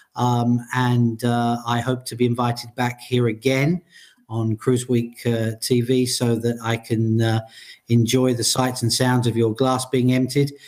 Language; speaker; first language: English; native; English